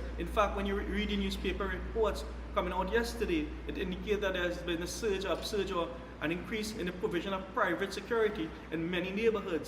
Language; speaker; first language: English; native; English